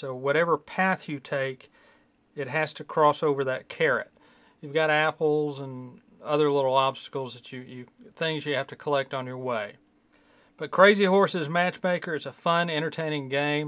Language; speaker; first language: English; native; English